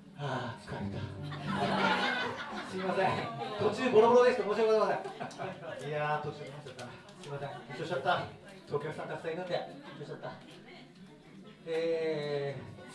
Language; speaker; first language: Japanese; native; Japanese